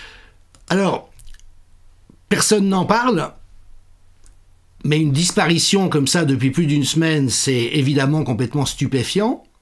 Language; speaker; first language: French; native; French